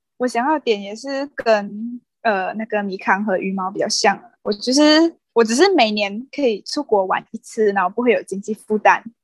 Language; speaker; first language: Chinese; native; Chinese